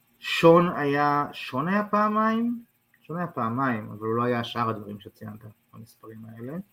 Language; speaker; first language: Hebrew; native; Hebrew